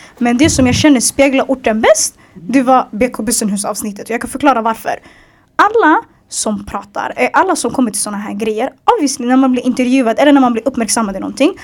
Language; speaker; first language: Swedish; early bilingual, other home language; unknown